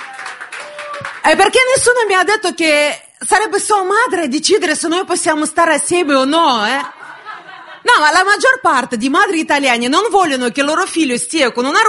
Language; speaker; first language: Italian; non-native, fluent; Russian